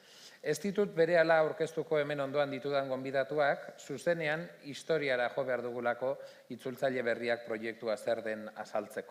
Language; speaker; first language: Basque; native; Basque